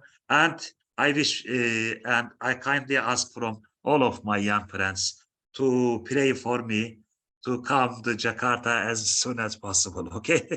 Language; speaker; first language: English; non-native, fluent; Turkish